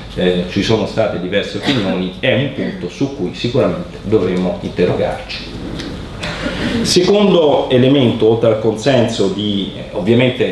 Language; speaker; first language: Italian; native; Italian